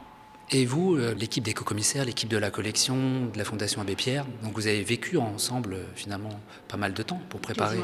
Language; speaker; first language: French; native; French